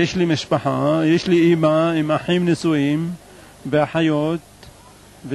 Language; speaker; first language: Hebrew; non-native, fluent; Arabic